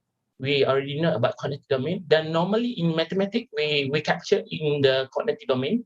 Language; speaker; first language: English; non-native, local second language; Malay